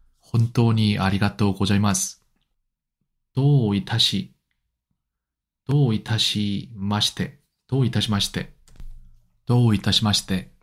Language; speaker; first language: Japanese; non-native, learner; Korean